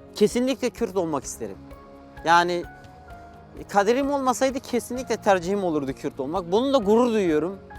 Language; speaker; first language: Turkish; non-native, local second language; Kurdish